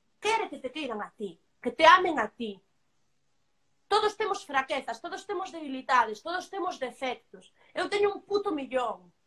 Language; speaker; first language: Galician; non-native, local second language; Spanish